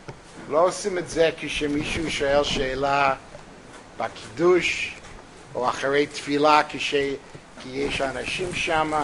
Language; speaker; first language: Hebrew; non-native, fluent; English